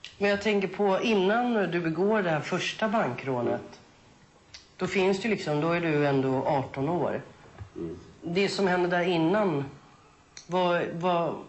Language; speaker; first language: Swedish; native; Swedish